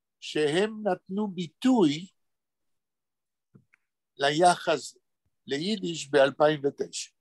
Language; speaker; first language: Hebrew; non-native, fluent; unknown